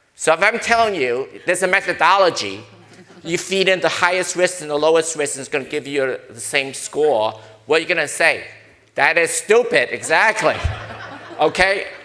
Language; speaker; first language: English; native; English